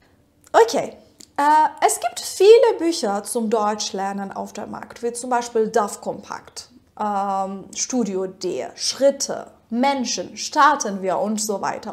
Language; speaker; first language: German; non-native, fluent; Persian